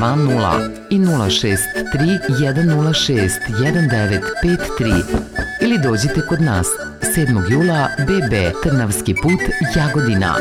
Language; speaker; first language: Serbian; native; Serbian